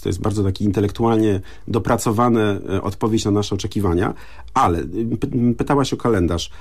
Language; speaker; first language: Polish; native; Polish